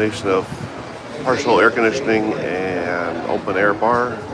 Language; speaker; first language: English; native; English